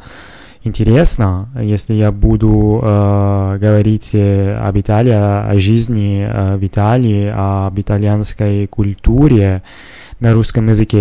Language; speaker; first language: Russian; non-native, fluent; Italian